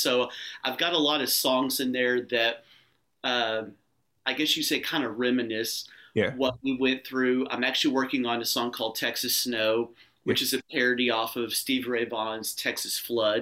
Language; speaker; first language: English; native; English